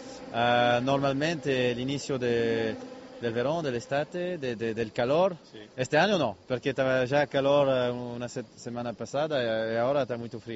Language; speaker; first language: Spanish; non-native, learner; French